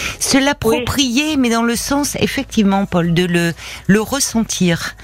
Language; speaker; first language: French; native; French